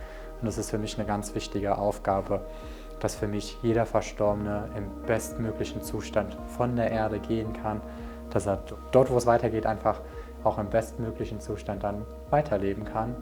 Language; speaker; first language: German; native; German